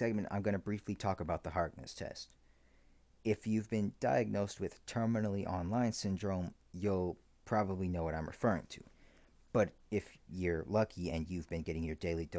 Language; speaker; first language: English; native; English